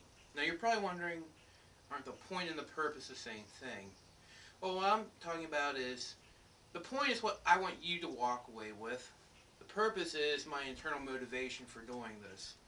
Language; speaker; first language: English; native; English